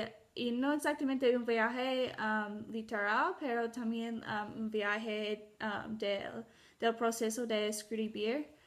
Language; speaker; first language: Spanish; non-native, learner; English